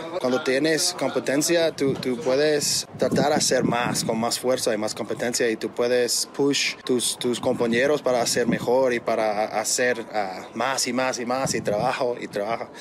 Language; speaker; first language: Spanish; non-native, learner; English